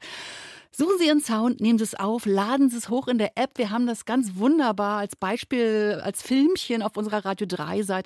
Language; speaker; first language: German; native; German